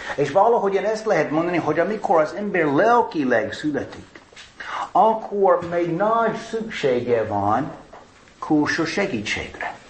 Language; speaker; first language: Hungarian; non-native, fluent; English